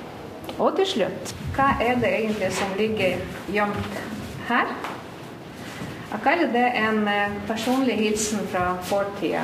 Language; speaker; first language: Norwegian; non-native, fluent; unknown